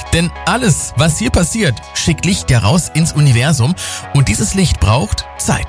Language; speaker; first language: German; native; German